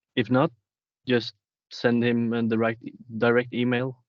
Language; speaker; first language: English; non-native, fluent; Norwegian